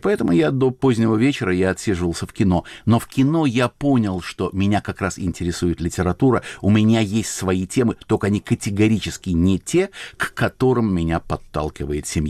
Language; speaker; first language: Russian; native; Russian